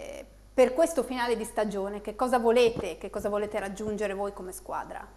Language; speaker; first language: Italian; native; Italian